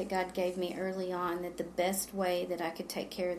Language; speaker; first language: English; native; English